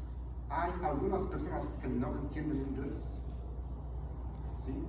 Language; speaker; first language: Spanish; non-native, fluent; Polish